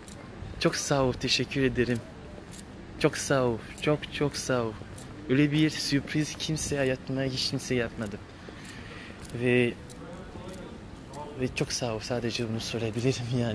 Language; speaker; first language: Turkish; non-native, learner; French